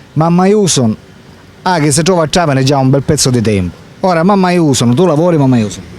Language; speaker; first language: Italian; native; Italian